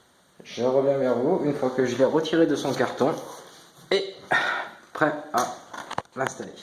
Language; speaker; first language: French; native; French